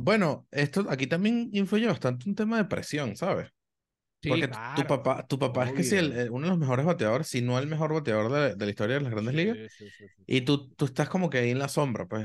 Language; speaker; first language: Spanish; native; Spanish